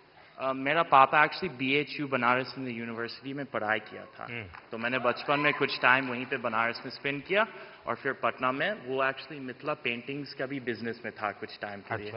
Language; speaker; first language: Hindi; early bilingual, heritage; English